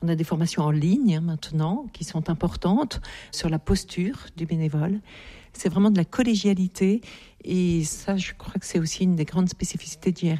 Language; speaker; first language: French; native; French